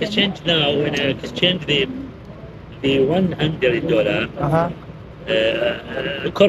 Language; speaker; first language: English; non-native, learner; Arabic